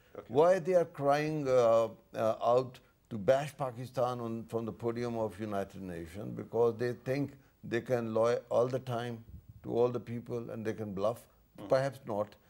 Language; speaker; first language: English; non-native, local second language; Urdu